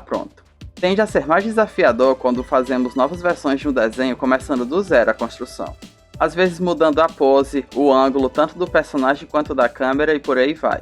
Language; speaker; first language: Portuguese; native; Portuguese